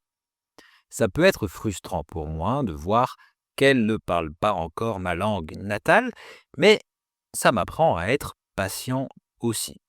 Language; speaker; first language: French; native; French